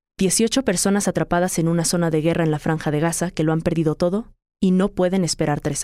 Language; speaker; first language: Spanish; native; Spanish